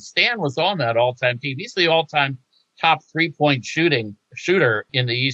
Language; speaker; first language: English; native; English